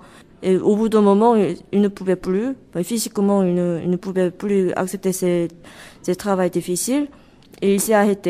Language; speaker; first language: French; non-native, learner; Korean